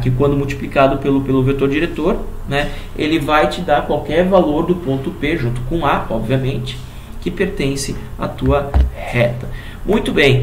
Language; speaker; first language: Portuguese; native; Portuguese